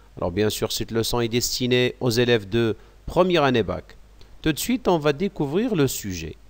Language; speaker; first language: French; non-native, local second language; Arabic